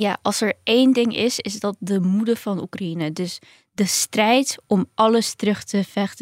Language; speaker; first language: Dutch; early bilingual, other home language; Ukrainian